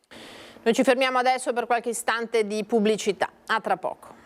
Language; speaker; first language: Italian; native; Italian